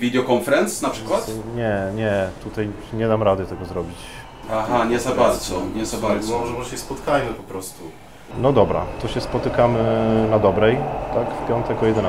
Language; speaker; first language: Polish; native; Polish